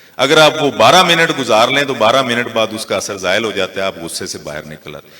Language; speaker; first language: Urdu; non-native, local second language; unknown